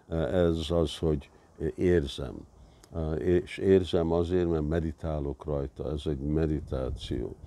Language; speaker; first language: Hungarian; early bilingual, heritage; Hungarian